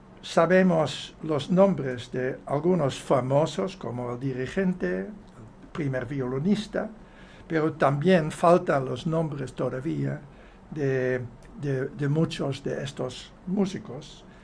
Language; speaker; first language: Spanish; non-native, fluent; Dutch